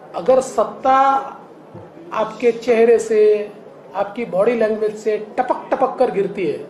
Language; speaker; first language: Hindi; non-native, local second language; Marathi